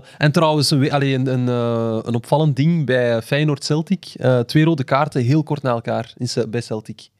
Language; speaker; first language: Dutch; native; Dutch